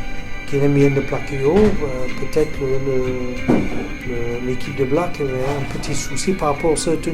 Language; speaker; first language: French; non-native, fluent; English